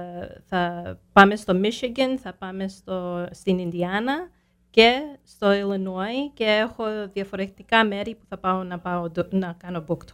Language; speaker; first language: Greek; early bilingual, heritage; Greek